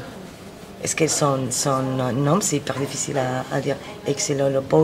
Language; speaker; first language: French; non-native, fluent; Spanish